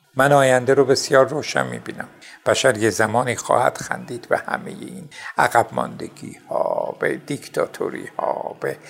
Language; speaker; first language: Persian; non-native, local second language; Azerbaijani